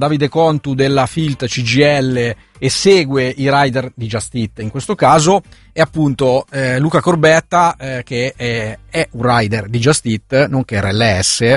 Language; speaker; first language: Italian; native; Italian